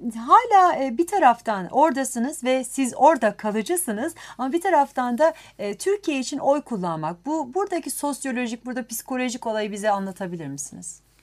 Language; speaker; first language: Turkish; native; Turkish